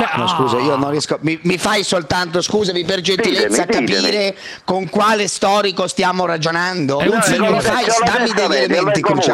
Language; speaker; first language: Italian; native; Italian